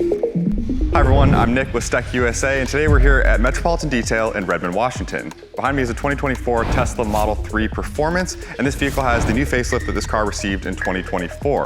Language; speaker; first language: English; native; English